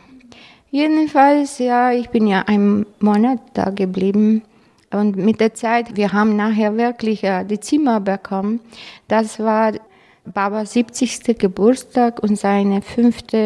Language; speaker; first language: German; non-native, fluent; Croatian